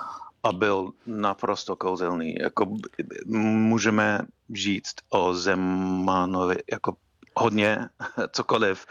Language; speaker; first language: Czech; non-native, fluent; English